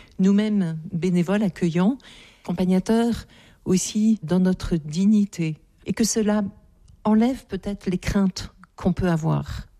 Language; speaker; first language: French; native; French